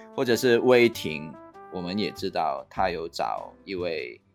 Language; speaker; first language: Chinese; non-native, fluent; Cantonese